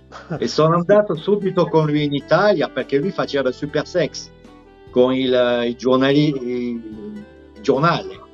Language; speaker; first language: Italian; non-native, fluent; French